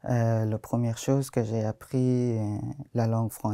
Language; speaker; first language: French; non-native, learner; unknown